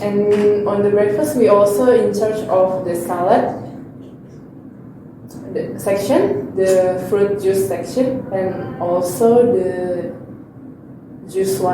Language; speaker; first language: English; non-native, learner; Indonesian